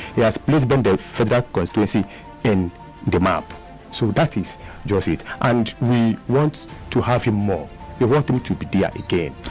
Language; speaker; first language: English; non-native, local second language; Igbo